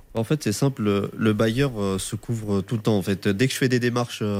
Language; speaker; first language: French; native; French